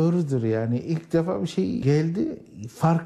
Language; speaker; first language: Turkish; non-native, learner; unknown